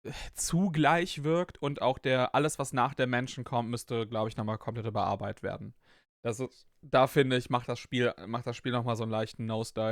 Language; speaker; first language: German; native; German